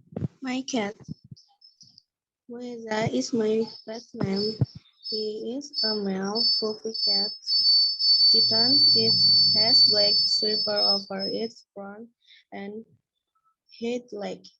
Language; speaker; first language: English; non-native, learner; Indonesian